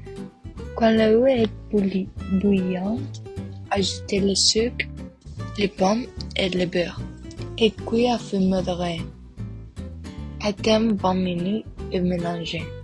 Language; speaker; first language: French; non-native, learner; English